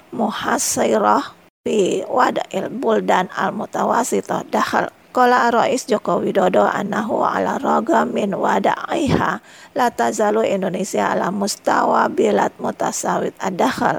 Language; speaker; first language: Arabic; non-native, fluent; Indonesian